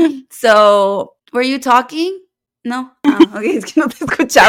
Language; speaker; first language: English; early bilingual, other home language; Spanish